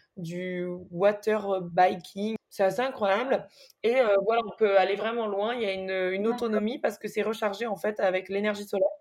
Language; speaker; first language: French; native; French